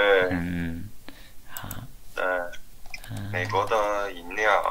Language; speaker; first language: Chinese; non-native, learner; English